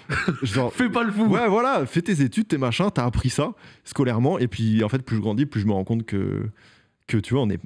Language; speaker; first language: French; native; French